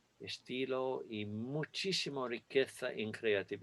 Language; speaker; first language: Spanish; non-native, fluent; English